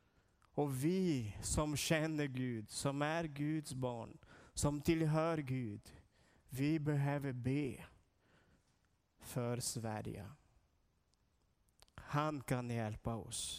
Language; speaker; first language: Swedish; non-native, learner; Portuguese